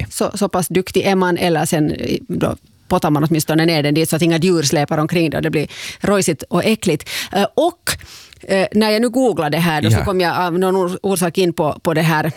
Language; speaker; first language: Swedish; native; Swedish